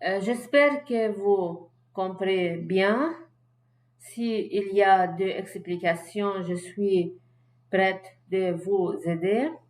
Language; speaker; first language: French; non-native, fluent; Arabic